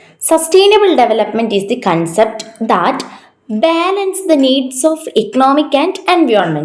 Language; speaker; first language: English; non-native, local second language; Malayalam